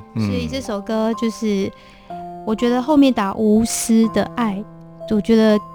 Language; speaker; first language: Chinese; non-native, local second language; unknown